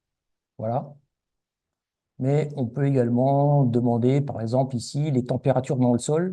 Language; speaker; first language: French; native; French